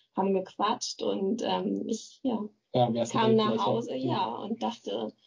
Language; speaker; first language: German; native; German